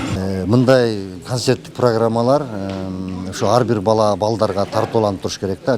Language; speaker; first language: Kyrgyz; native; Kyrgyz